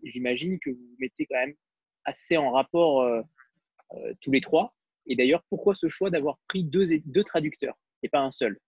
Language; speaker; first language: French; native; French